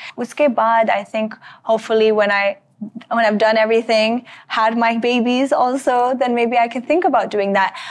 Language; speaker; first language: English; native; English